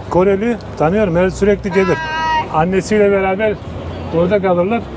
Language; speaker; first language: Turkish; native; Turkish